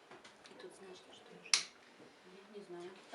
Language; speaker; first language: Ukrainian; non-native, local second language; Russian